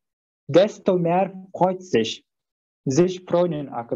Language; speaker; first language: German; non-native, fluent; Turkish